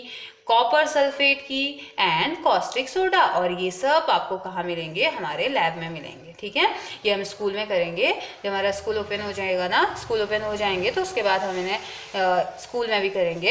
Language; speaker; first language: Hindi; native; Hindi